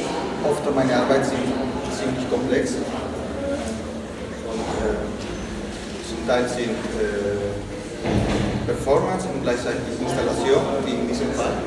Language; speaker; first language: German; non-native, fluent; Spanish